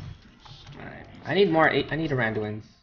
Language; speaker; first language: English; native; English